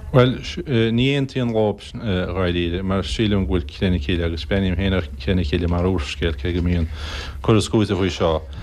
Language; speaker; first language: Irish; native; Irish